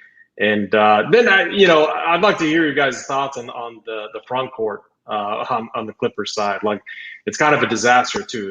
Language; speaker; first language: English; native; English